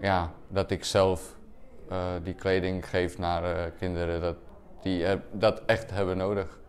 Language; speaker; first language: Dutch; non-native, learner; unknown